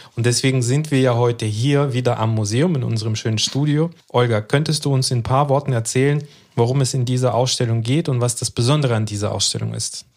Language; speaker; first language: German; early bilingual, other home language; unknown